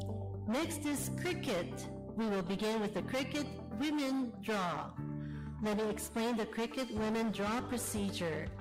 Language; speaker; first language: English; non-native, fluent; Japanese